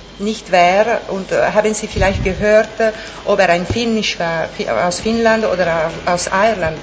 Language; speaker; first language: German; non-native, fluent; Italian